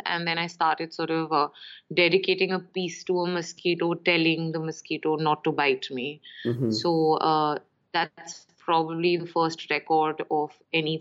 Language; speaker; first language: English; non-native, local second language; Urdu